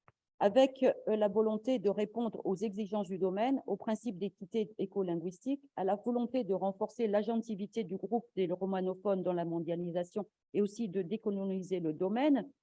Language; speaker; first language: French; native; French